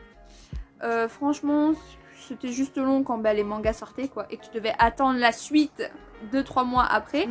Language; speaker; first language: French; native; French